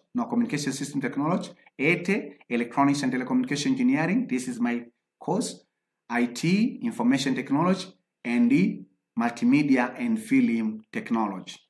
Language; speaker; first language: English; non-native, local second language; Swahili